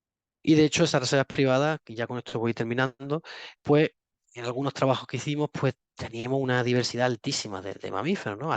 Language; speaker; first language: Spanish; native; Spanish